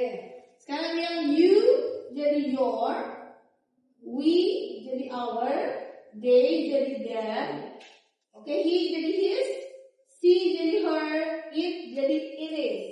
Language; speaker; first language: English; non-native, fluent; Indonesian